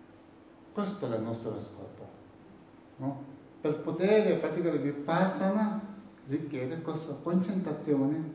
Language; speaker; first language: Italian; non-native, learner; Tibetan